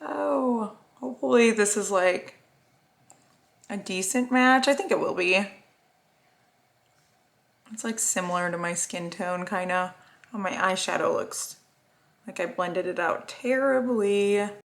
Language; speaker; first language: English; native; English